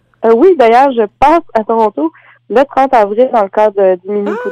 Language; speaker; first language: French; native; French